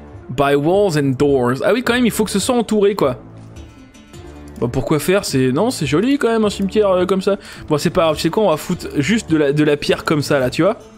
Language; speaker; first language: French; native; French